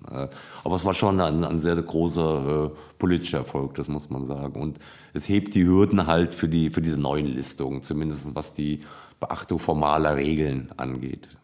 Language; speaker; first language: German; native; German